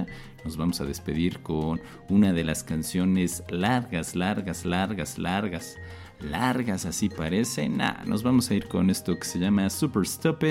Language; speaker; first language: Spanish; native; Spanish